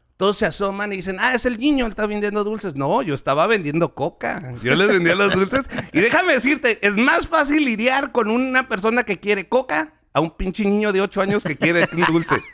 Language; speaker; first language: Spanish; native; Spanish